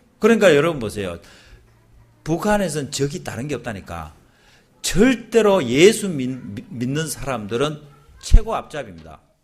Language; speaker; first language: Korean; native; Korean